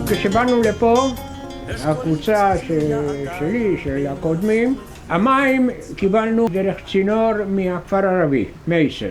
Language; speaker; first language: Hebrew; non-native, fluent; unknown